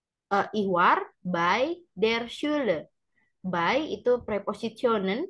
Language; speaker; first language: German; non-native, learner; Indonesian